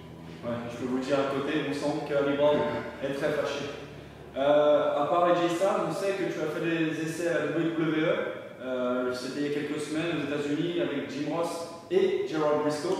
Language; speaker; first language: French; native; French